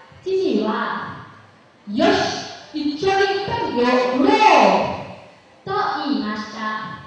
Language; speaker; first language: Japanese; non-native, learner; Lao